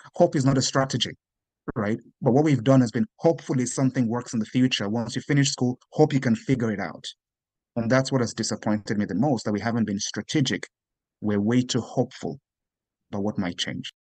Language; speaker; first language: English; non-native, local second language; Yoruba